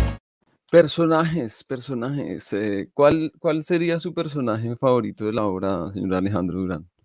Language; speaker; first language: Spanish; native; Spanish